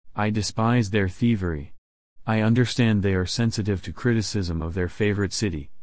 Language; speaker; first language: English; non-native, local second language; Cantonese